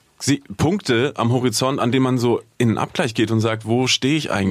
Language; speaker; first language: German; native; German